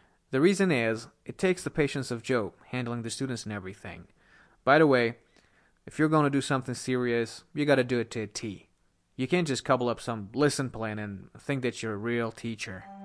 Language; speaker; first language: English; non-native, fluent; Persian